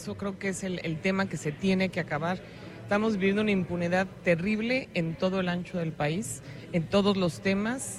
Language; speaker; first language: Spanish; native; Spanish